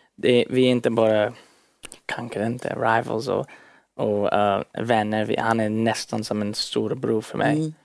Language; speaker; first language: Swedish; early bilingual, heritage; Swedish